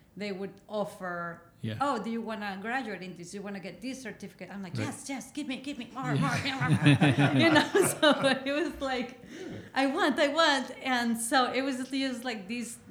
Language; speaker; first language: English; non-native, fluent; Spanish